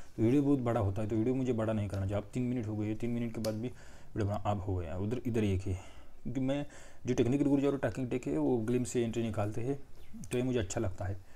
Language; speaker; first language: Hindi; non-native, local second language; Marathi